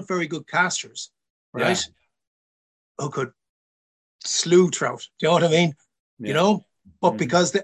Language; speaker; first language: English; native; English